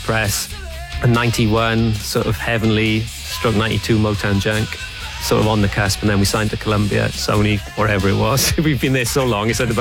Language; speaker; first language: English; native; English